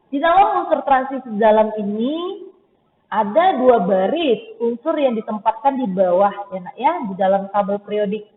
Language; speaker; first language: Indonesian; native; Indonesian